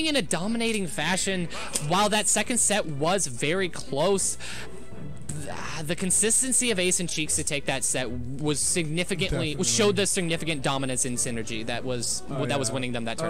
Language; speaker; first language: English; native; English